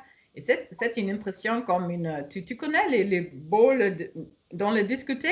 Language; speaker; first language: French; non-native, fluent; German